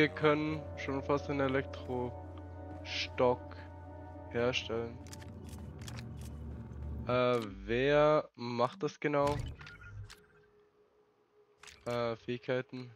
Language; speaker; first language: German; native; German